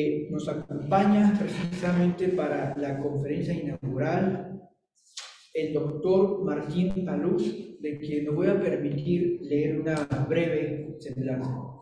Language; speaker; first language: Spanish; native; Spanish